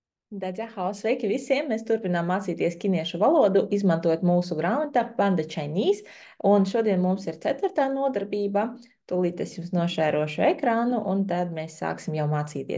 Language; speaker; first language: Latvian; non-native, fluent; Chinese